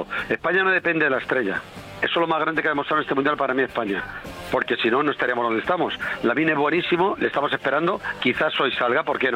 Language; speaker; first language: Spanish; native; Spanish